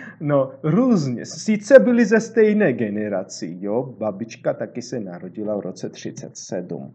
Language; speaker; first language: Czech; non-native, fluent; Georgian